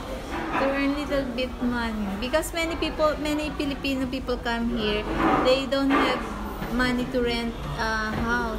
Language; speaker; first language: English; non-native, local second language; Filipino